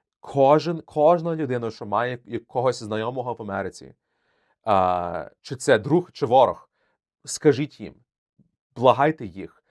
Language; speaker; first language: Ukrainian; early bilingual, heritage; Ukrainian